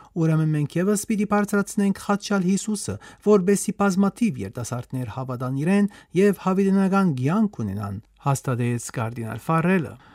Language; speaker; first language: Armenian; early bilingual, heritage; Armenian